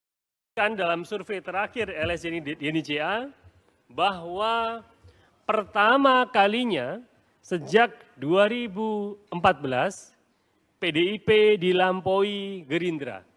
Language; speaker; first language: Indonesian; native; Indonesian